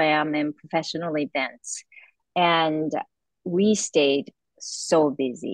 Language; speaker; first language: English; non-native, fluent; Japanese